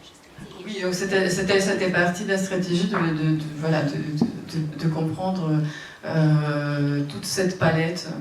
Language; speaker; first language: French; non-native, fluent; Russian